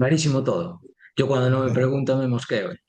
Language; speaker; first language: Spanish; native; Spanish